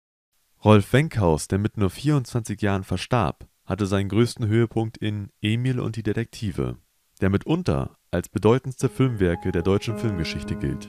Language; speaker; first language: German; native; German